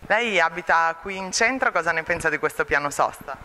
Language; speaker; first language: Italian; native; Italian